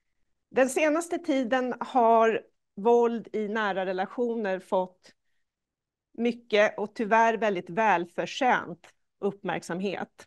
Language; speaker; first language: Swedish; native; Swedish